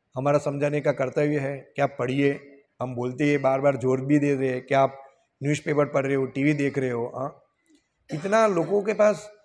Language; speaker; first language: Hindi; non-native, local second language; Gujarati